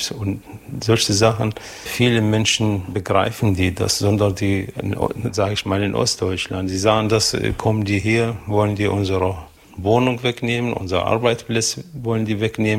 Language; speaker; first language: German; non-native, fluent; Arabic